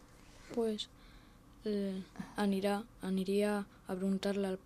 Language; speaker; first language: Catalan; non-native, local second language; Spanish